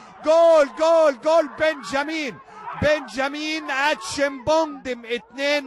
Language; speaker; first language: Arabic; native; Arabic